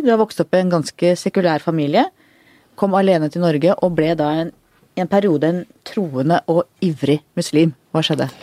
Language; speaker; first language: Norwegian; native; Norwegian